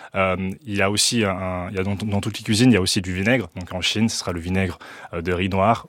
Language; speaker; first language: French; early bilingual, other home language; Wu Chinese